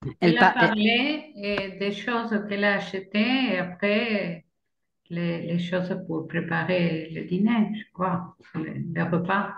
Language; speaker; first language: French; non-native, learner; Spanish